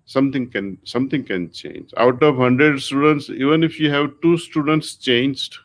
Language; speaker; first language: English; non-native, local second language; Gujarati